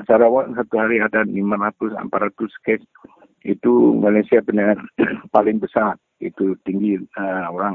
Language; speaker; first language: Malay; non-native, local second language; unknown